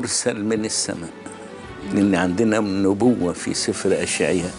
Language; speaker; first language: Arabic; native; Arabic